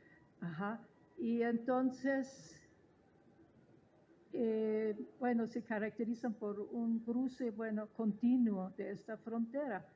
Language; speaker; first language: Spanish; non-native, fluent; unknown